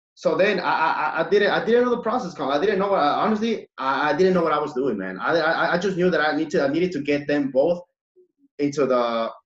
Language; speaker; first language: English; early bilingual, other home language; Spanish